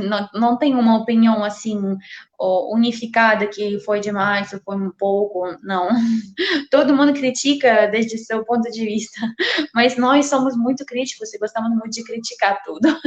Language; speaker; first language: Portuguese; non-native, fluent; Russian